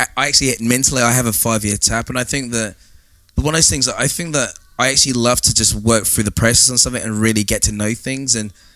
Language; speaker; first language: English; native; English